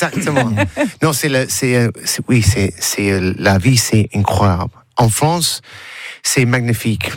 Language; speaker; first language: French; non-native, learner; English